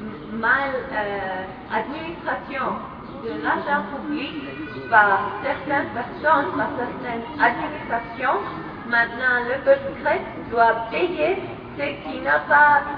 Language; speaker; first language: French; non-native, fluent; Greek